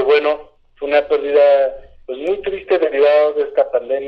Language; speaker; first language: Spanish; native; Spanish